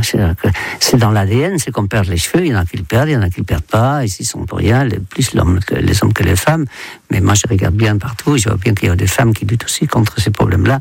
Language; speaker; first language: French; non-native, fluent; Dutch